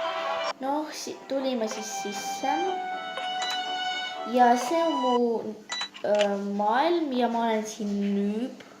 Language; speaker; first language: Estonian; non-native, local second language; Russian